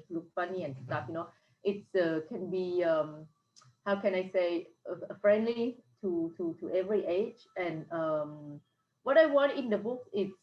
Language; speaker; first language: English; non-native, fluent; Thai